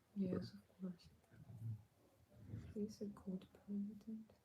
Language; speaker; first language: English; non-native, learner; Ukrainian